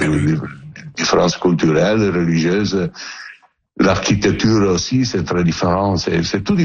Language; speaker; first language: French; non-native, learner; Italian